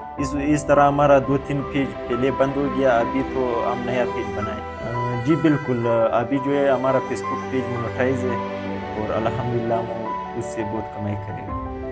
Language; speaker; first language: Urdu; non-native, local second language; Pashto